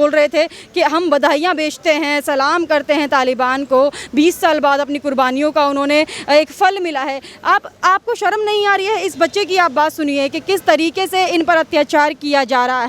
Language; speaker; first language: Hindi; native; Hindi